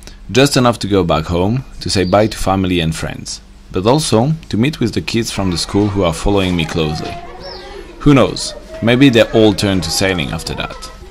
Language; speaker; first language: English; non-native, fluent; French